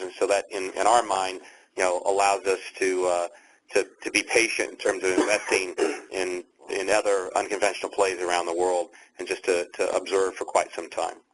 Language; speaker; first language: English; native; English